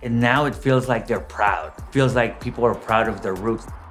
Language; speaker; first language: English; non-native, fluent; Spanish